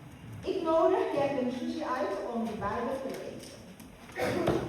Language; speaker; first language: Dutch; early bilingual, other home language; Malay